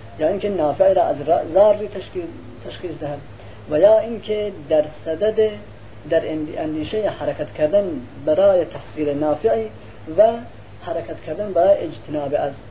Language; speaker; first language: Persian; non-native, local second language; Central Kurdish